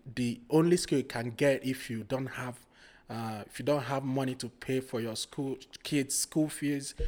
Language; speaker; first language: English; non-native, local second language; Igbo